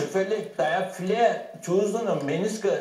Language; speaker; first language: Danish; non-native, fluent; Turkish